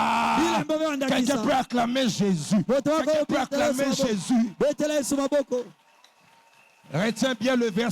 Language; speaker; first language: French; non-native, local second language; Lingala